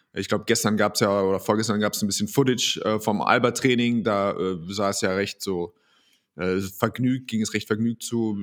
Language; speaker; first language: German; native; German